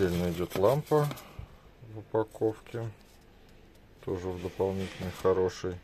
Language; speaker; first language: Russian; native; Russian